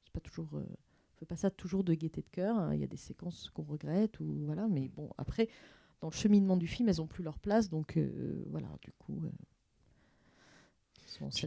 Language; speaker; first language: French; native; French